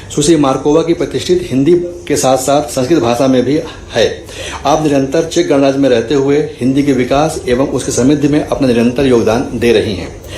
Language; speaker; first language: Hindi; native; Hindi